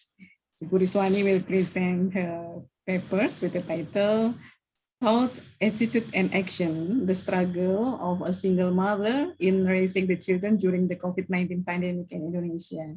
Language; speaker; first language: English; non-native, learner; Indonesian